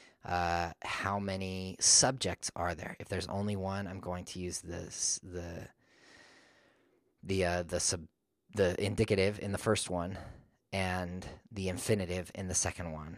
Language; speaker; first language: English; native; English